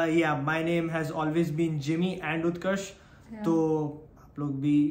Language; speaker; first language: Hindi; non-native, local second language; Gujarati